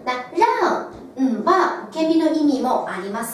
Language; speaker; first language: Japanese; non-native, fluent; Chinese